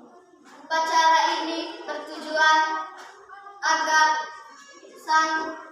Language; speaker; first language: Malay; non-native, local second language; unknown